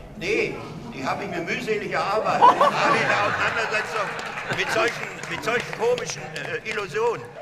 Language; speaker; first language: German; non-native, fluent; French